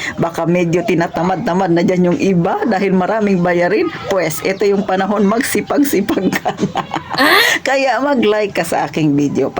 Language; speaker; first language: Filipino; non-native, local second language; Cebuano